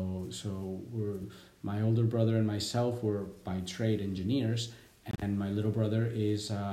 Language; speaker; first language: English; native; English